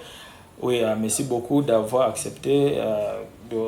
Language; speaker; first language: French; non-native, fluent; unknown